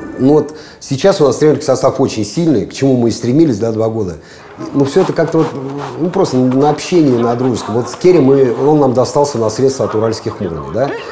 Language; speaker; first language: Russian; native; Russian